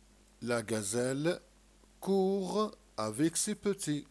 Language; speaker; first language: French; non-native, local second language; Arabic